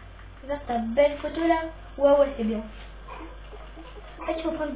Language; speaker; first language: French; native; French